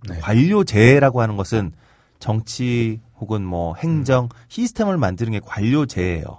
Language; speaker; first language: Korean; native; Korean